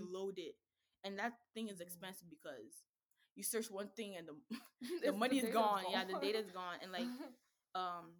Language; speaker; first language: English; native; English